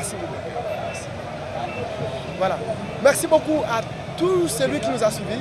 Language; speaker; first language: French; non-native, local second language; Lingala